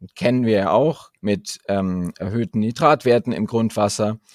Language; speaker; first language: German; native; German